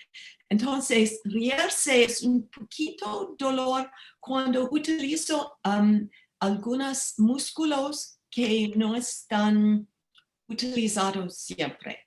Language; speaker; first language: Spanish; non-native, learner; English